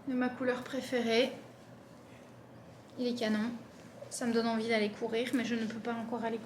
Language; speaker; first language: French; native; French